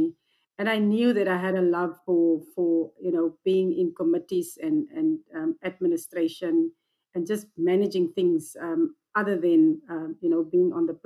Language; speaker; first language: English; non-native, local second language; Afrikaans